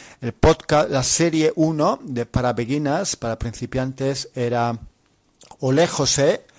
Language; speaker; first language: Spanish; non-native, fluent; English